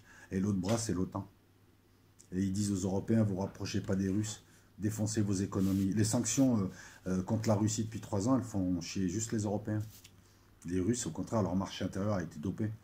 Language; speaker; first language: French; native; French